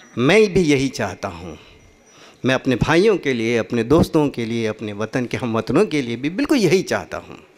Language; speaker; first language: Urdu; native; Urdu